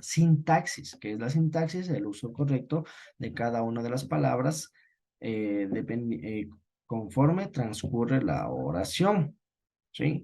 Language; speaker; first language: Spanish; native; Spanish